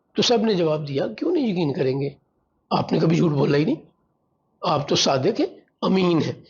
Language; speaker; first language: Urdu; non-native, local second language; Punjabi